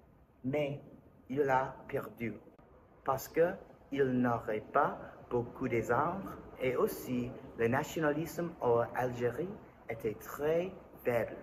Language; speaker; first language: French; non-native, learner; English